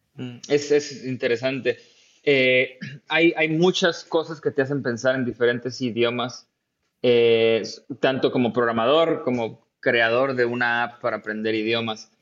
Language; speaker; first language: Spanish; native; Spanish